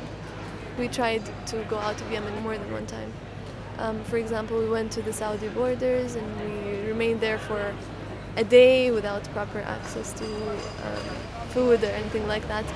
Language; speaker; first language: English; non-native, fluent; Arabic